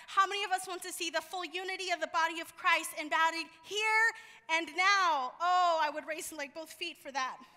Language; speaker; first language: English; early bilingual, other home language; Spanish